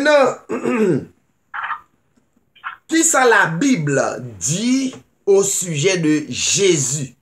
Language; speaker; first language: French; non-native, local second language; Haitian Creole